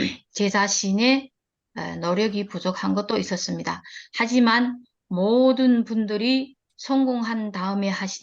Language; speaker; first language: Korean; early bilingual, heritage; Korean